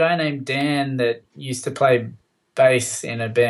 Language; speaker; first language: English; native; English